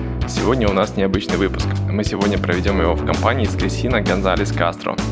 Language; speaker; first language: Russian; native; Russian